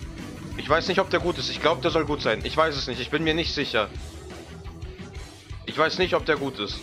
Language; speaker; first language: German; native; German